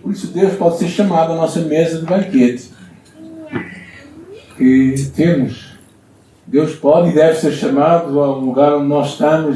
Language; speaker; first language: Portuguese; native; Portuguese